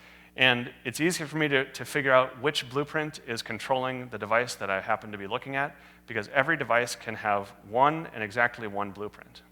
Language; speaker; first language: English; native; English